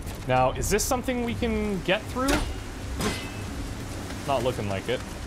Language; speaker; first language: English; native; English